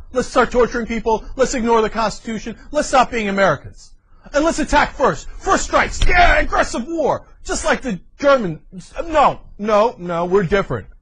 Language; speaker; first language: English; native; English